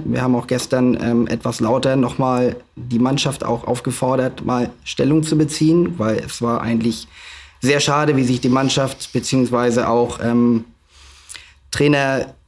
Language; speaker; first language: German; native; German